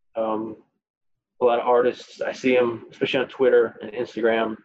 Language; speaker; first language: English; native; English